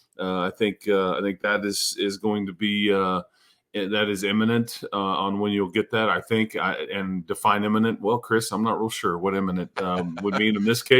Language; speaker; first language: English; native; English